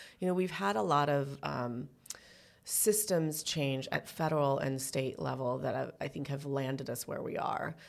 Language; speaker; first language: English; early bilingual, other home language; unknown